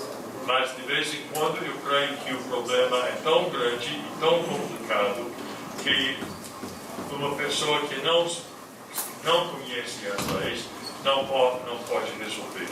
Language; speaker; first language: Portuguese; non-native, fluent; English